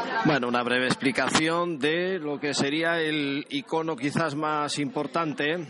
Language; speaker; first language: Spanish; native; Spanish